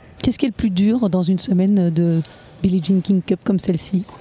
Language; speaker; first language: French; native; French